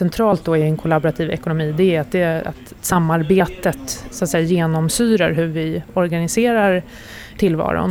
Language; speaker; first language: Swedish; native; Swedish